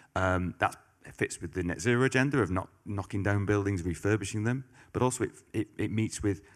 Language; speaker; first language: English; native; English